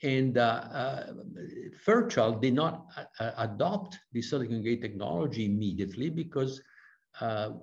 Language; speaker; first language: English; non-native, fluent; Italian